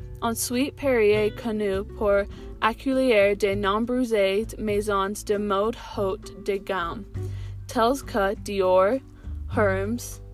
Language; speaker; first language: French; non-native, learner; English